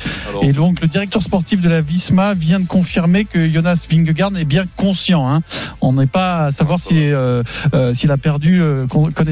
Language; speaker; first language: French; native; French